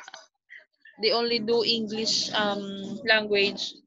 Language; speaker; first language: English; non-native, local second language; Filipino